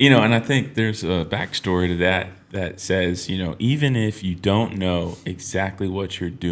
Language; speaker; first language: English; native; English